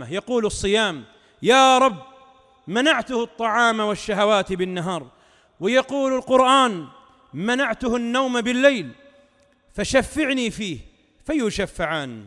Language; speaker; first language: Arabic; native; Arabic